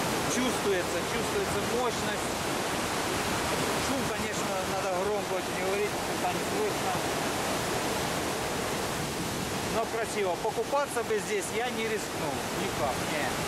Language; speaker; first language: Russian; native; Russian